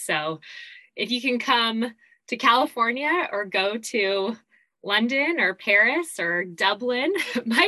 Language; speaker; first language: English; native; English